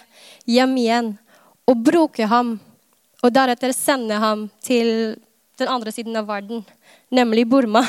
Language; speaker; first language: Norwegian; non-native, fluent; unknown